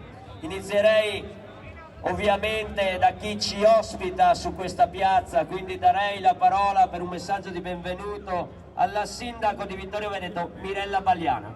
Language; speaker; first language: Italian; native; Italian